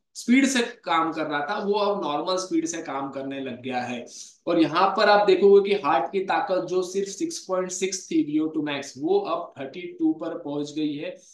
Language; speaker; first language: Hindi; non-native, local second language; Marathi